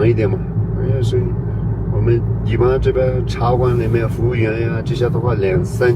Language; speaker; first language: Chinese; non-native, local second language; Tibetan